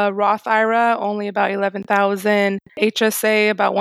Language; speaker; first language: English; native; English